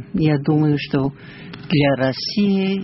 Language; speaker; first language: Russian; non-native, fluent; English